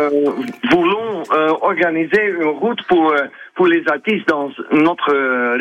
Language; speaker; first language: French; non-native, learner; Dutch